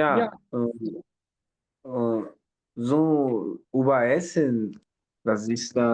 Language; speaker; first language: German; non-native, learner; Portuguese